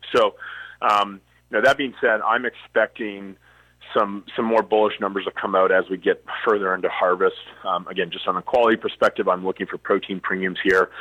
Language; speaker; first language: English; native; English